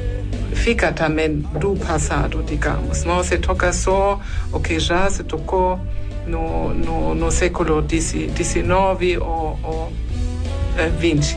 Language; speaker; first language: Portuguese; non-native, fluent; German